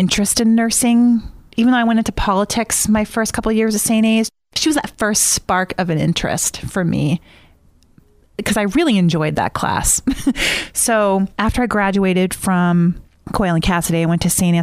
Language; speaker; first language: English; native; English